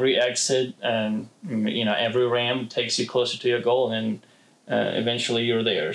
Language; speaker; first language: English; non-native, fluent; Ukrainian